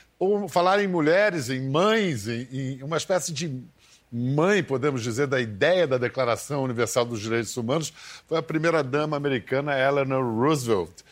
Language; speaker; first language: Portuguese; native; Portuguese